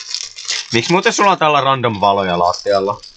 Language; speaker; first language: Finnish; native; Finnish